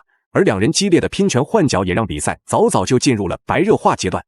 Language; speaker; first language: Chinese; native; Chinese